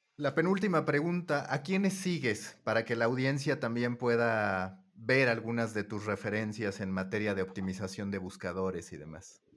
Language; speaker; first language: Spanish; native; Spanish